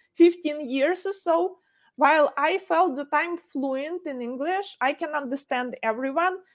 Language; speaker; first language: English; non-native, fluent; Ukrainian